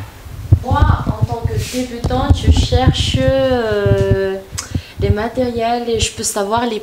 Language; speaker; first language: French; non-native, local second language; Malagasy